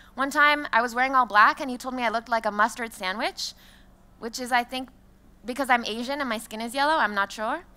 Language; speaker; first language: English; non-native, fluent; French